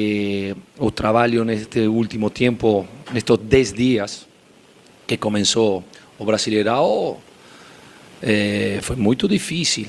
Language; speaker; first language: Portuguese; non-native, fluent; Spanish